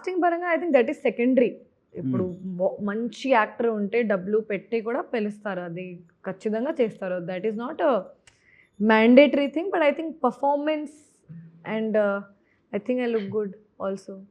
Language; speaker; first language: Telugu; non-native, local second language; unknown